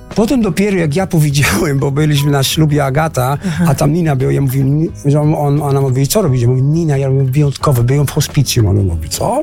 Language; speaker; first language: Polish; non-native, fluent; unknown